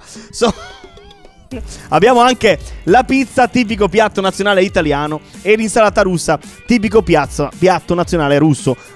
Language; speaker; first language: Italian; native; Italian